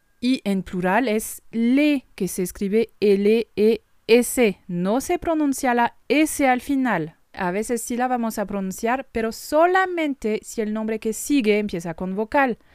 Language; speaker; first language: Spanish; non-native, fluent; French